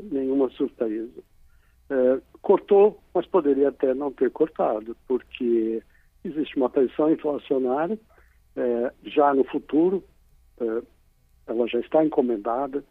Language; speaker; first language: Portuguese; native; Portuguese